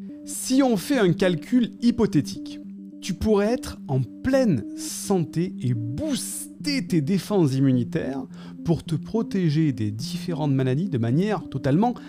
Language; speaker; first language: French; native; French